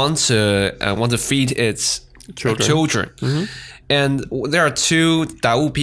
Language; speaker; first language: English; non-native, fluent; Chinese